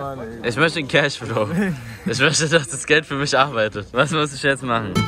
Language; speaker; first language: German; native; German